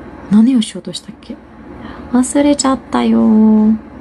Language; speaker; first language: Japanese; non-native, fluent; Urdu